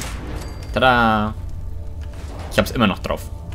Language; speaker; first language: German; native; German